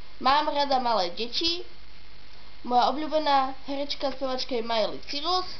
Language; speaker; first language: Slovak; non-native, learner; Russian